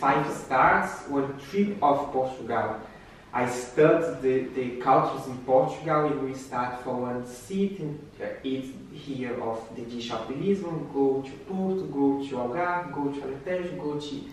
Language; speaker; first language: English; non-native, learner; Portuguese